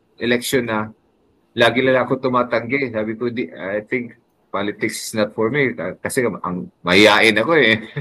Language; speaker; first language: Filipino; native; Filipino